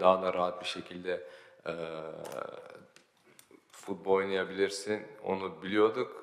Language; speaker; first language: Turkish; early bilingual, heritage; Turkish